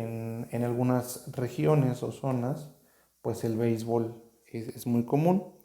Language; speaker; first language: Spanish; native; Spanish